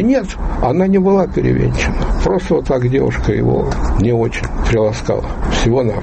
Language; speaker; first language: Russian; native; Russian